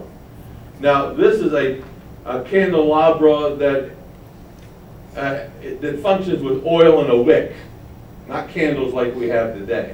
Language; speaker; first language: English; native; English